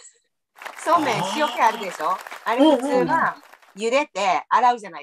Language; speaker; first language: Japanese; native; Japanese